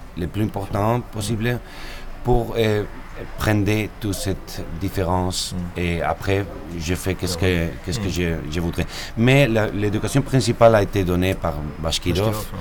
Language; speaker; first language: French; non-native, learner; Spanish